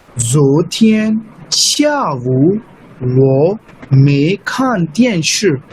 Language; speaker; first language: Chinese; non-native, fluent; Urdu